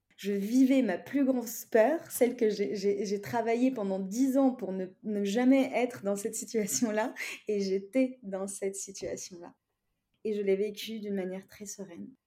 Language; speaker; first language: French; non-native, local second language; Arabic